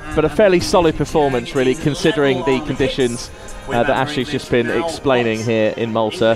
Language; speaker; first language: English; native; English